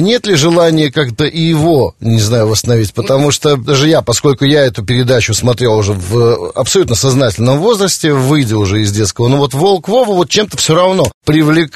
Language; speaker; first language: Russian; native; Russian